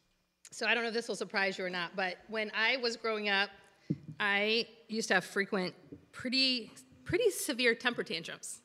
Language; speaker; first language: English; native; English